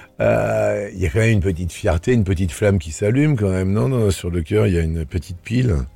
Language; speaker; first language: French; native; French